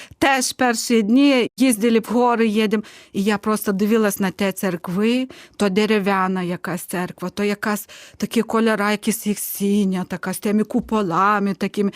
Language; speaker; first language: Ukrainian; non-native, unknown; Lithuanian